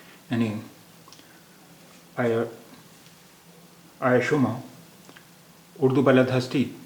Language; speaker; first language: Persian; non-native, fluent; Urdu